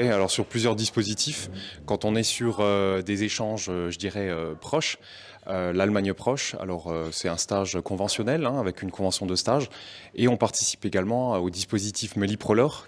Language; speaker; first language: French; native; French